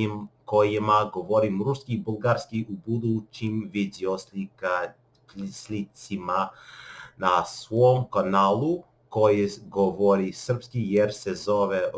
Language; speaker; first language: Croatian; non-native, learner; English